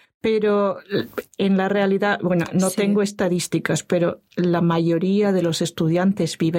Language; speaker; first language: Spanish; non-native, fluent; Norwegian